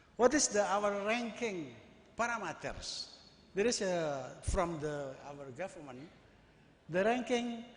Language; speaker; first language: English; non-native, learner; Indonesian